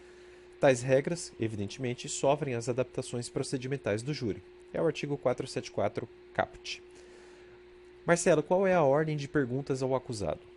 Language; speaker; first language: Portuguese; native; Portuguese